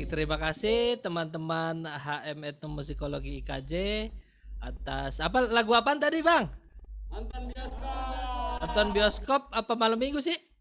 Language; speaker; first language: Indonesian; native; Indonesian